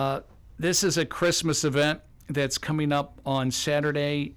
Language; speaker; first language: English; native; English